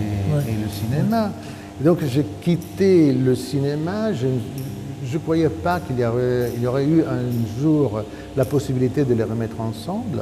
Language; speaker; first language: French; non-native, fluent; Italian